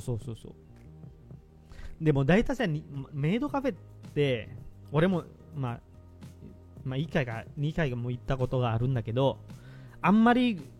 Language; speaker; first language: Japanese; non-native, fluent; Indonesian